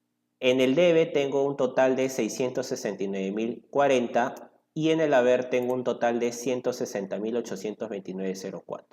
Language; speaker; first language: Spanish; native; Spanish